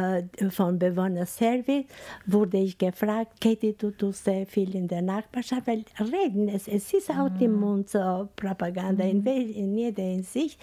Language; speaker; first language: German; non-native, fluent; Albanian